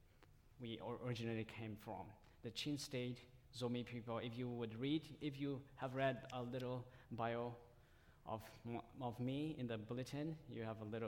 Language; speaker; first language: English; non-native, fluent; Tedim Chin